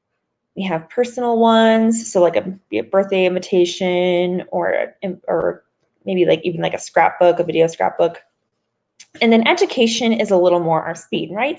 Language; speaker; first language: English; native; English